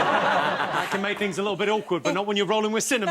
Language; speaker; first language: English; native; English